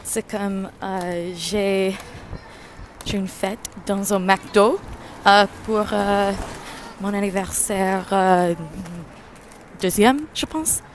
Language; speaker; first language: French; non-native, learner; English